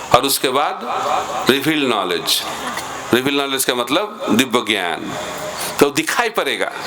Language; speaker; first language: Hindi; non-native, local second language; Bangla